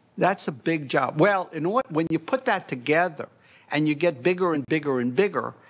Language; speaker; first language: English; native; English